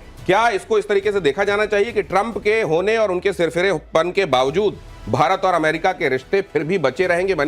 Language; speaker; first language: Hindi; native; Hindi